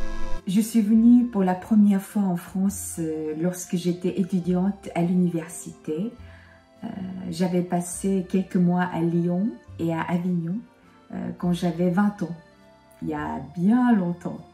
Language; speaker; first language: French; non-native, fluent; Korean